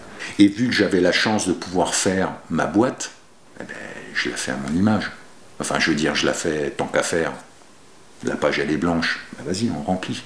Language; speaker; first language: French; native; French